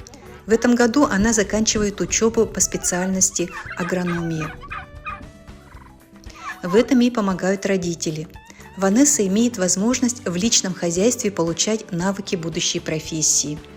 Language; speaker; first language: Russian; native; Russian